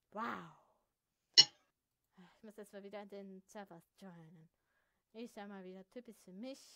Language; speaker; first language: German; native; German